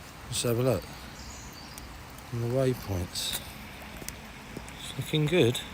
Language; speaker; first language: English; native; English